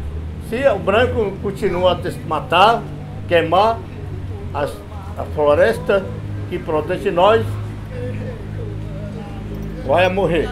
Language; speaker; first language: Portuguese; non-native, local second language; Yanomámi